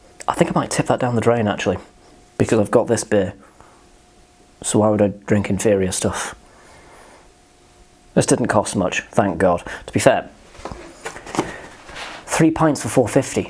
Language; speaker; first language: English; native; English